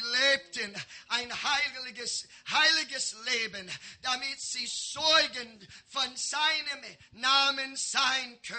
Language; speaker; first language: German; non-native, learner; English